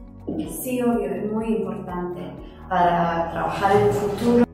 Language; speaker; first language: Spanish; early bilingual, heritage; Spanish